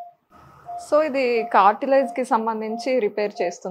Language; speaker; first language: Telugu; native; Telugu